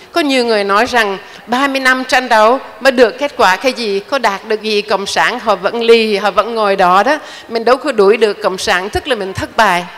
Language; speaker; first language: Vietnamese; non-native, fluent; English